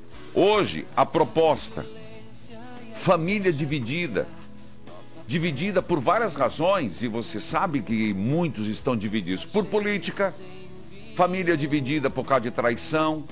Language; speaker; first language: Portuguese; native; Portuguese